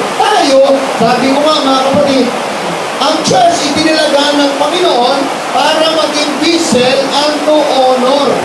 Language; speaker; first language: Filipino; non-native, local second language; Cebuano